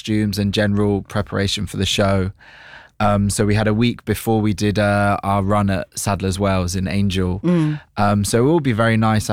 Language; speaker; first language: English; native; English